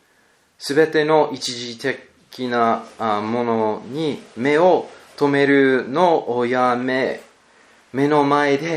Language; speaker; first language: Japanese; non-native, learner; English